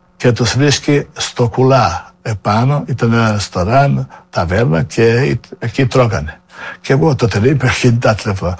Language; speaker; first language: Greek; non-native, fluent; Serbian